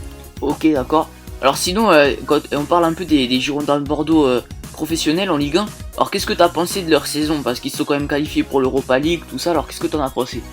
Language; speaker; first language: French; native; French